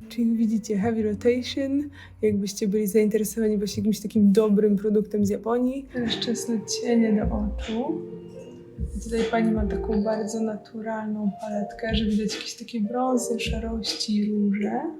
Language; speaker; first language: Polish; native; Polish